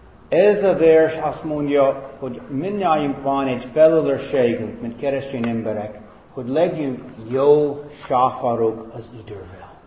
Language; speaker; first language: Hungarian; non-native, fluent; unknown